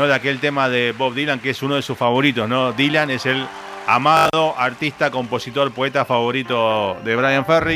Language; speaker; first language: Spanish; native; Spanish